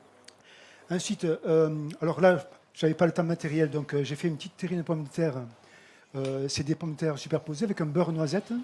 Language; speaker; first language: French; native; French